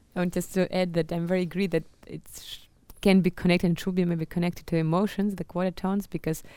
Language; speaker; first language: English; non-native, fluent; Russian